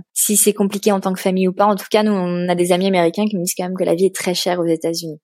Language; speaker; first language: French; native; French